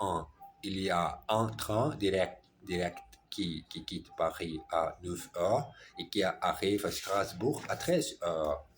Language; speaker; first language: French; non-native, learner; German